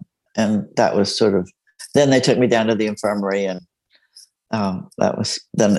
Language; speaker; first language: English; non-native, fluent; Spanish